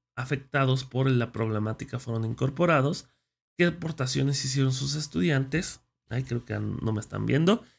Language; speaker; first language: Spanish; native; Spanish